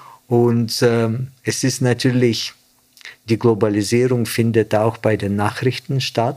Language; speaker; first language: German; non-native, fluent; Bulgarian